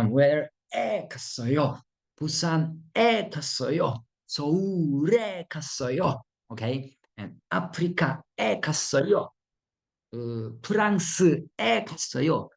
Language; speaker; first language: Korean; non-native, fluent; Russian